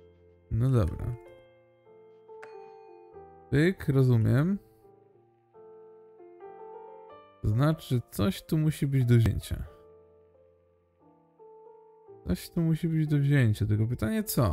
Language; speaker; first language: Polish; native; Polish